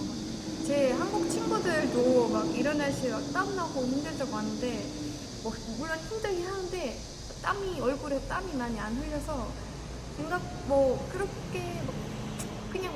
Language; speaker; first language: Korean; non-native, fluent; Estonian